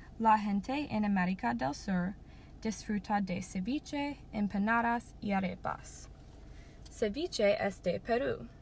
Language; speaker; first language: Spanish; non-native, learner; English